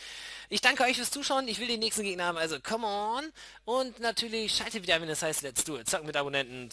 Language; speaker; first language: German; native; German